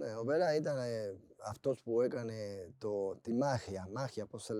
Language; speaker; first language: Greek; non-native, fluent; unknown